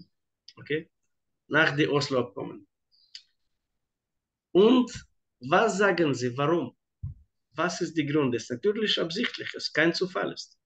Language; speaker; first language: German; non-native, fluent; Hebrew